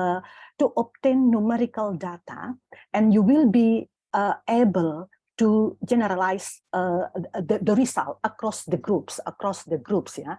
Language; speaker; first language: English; non-native, fluent; Indonesian